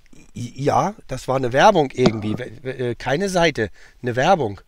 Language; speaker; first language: German; native; German